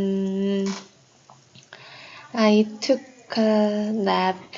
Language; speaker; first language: English; non-native, learner; Korean